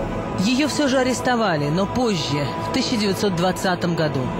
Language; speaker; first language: Russian; native; Russian